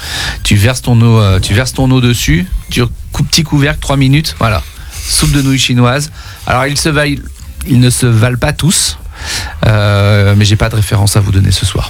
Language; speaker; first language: French; native; French